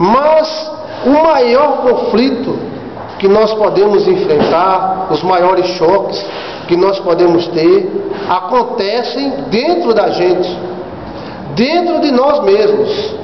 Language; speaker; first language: Portuguese; native; Portuguese